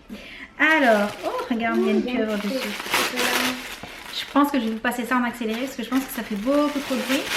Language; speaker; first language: French; native; French